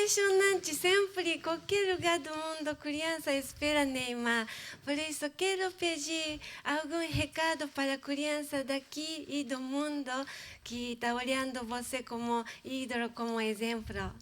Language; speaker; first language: Portuguese; non-native, fluent; Arabic